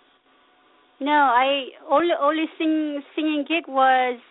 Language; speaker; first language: English; non-native, learner; Korean